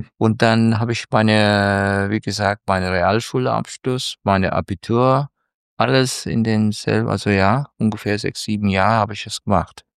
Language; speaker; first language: German; non-native, fluent; Turkish